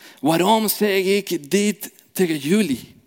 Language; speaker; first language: Dutch; non-native, fluent; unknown